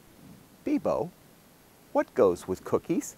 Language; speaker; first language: English; native; English